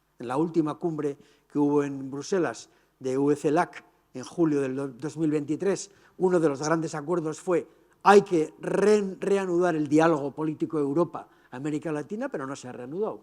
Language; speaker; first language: Spanish; native; Spanish